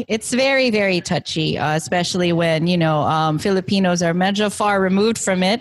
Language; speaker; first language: English; native; English